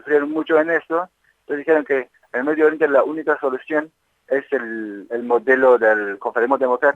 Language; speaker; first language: Spanish; non-native, fluent; Kurdish